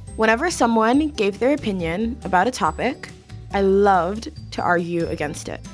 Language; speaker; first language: English; native; English